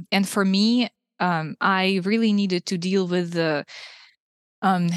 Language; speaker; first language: English; non-native, fluent; Russian